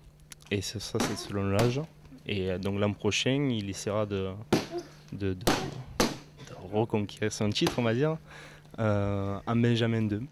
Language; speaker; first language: French; native; French